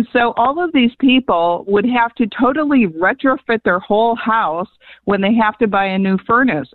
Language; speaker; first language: English; native; English